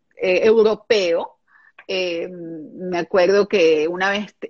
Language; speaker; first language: Spanish; non-native, local second language; German